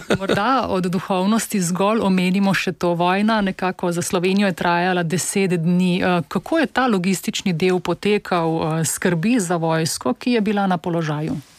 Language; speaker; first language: Slovenian; native; Slovenian